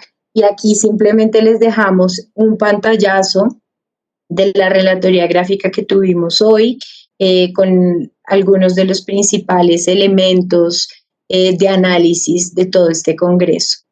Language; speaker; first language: Spanish; native; Spanish